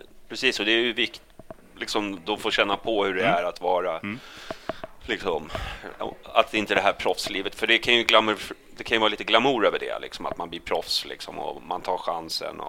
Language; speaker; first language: Swedish; native; Swedish